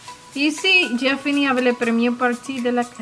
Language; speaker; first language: French; non-native, learner; Spanish